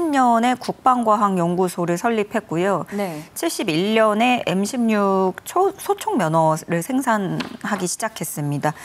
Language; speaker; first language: Korean; native; Korean